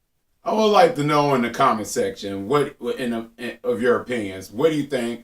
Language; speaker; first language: English; native; English